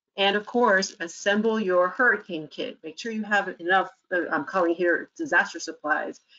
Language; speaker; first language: English; native; English